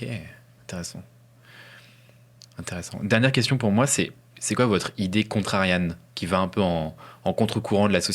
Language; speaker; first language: French; native; French